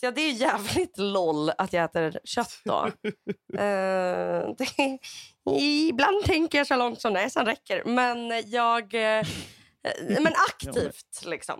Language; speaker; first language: Swedish; native; Swedish